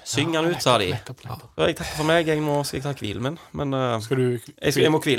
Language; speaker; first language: Norwegian; native; Norwegian